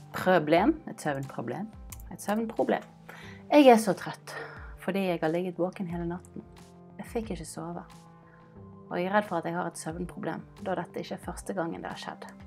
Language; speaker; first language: Norwegian; native; Norwegian